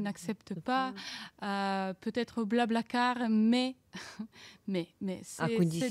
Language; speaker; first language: French; non-native, learner; Ukrainian